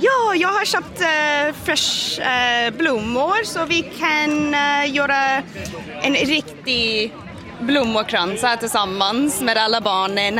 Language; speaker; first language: Swedish; non-native, learner; English